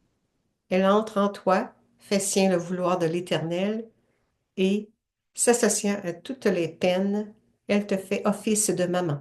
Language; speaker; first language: French; native; French